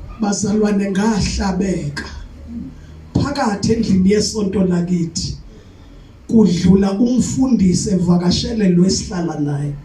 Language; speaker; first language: Zulu; native; Zulu